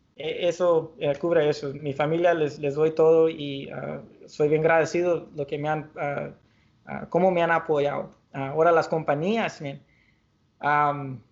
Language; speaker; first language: Spanish; early bilingual, heritage; Spanish